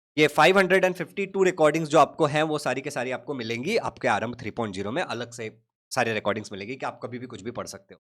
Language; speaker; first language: Hindi; native; Hindi